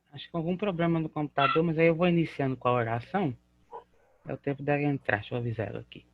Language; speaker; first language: Portuguese; native; Portuguese